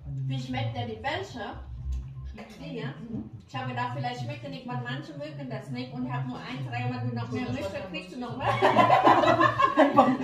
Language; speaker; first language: German; non-native, fluent; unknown